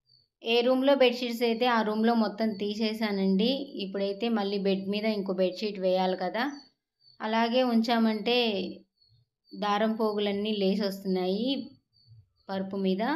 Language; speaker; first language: Telugu; native; Telugu